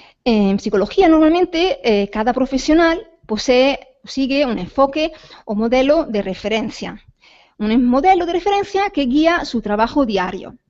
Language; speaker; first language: Spanish; native; Spanish